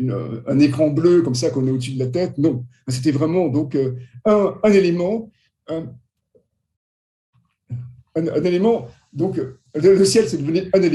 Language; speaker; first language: French; native; French